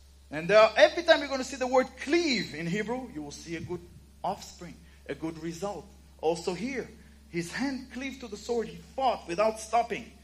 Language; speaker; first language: English; non-native, fluent; Hebrew